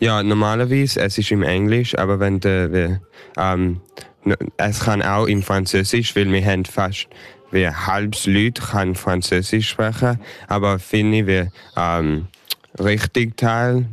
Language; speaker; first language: German; early bilingual, heritage; English